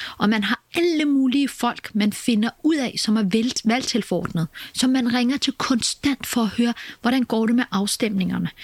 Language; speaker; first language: Danish; early bilingual, other home language; Kurdish